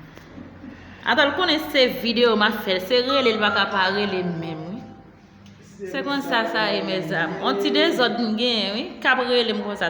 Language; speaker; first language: French; non-native, learner; Haitian Creole